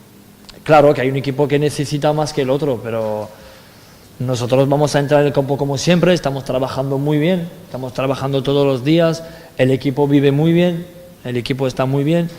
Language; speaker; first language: Spanish; non-native, fluent; French